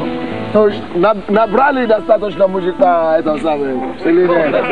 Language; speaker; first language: Russian; non-native, fluent; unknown